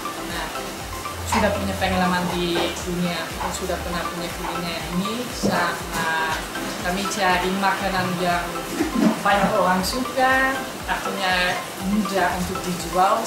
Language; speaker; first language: Indonesian; non-native, fluent; Dutch